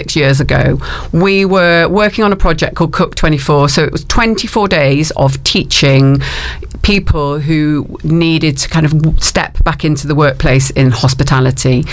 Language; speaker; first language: English; native; English